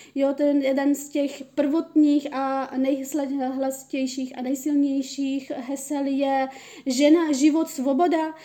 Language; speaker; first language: Czech; early bilingual, other home language; Persian